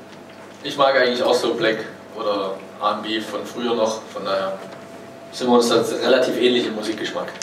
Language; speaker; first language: German; native; German